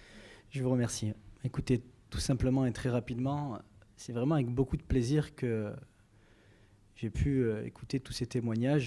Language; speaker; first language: French; native; French